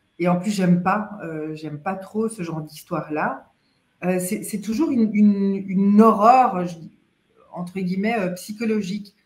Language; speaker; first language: French; native; French